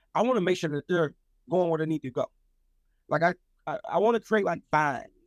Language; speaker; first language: English; native; English